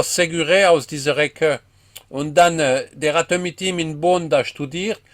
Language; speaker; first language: German; non-native, fluent; French